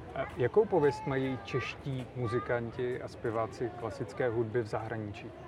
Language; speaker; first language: Czech; native; Czech